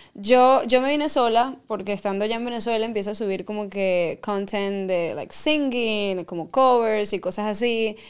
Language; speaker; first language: Spanish; native; Spanish